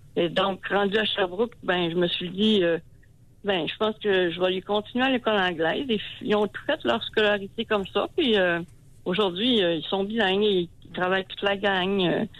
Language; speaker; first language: French; native; French